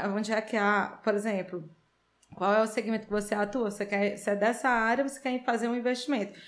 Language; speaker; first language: Portuguese; native; Portuguese